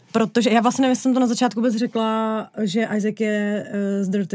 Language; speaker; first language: Czech; native; Czech